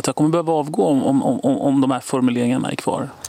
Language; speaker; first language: Swedish; native; Swedish